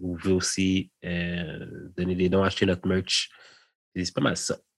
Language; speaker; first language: French; native; French